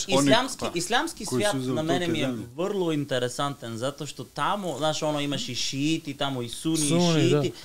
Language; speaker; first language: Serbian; non-native, learner; Bulgarian